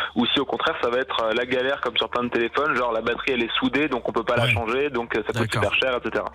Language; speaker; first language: French; native; French